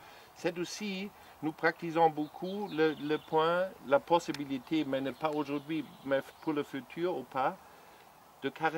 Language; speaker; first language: French; non-native, learner; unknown